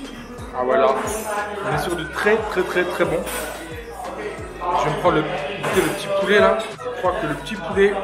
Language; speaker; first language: French; native; French